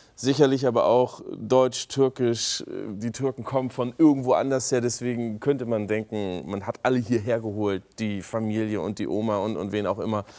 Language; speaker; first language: German; native; German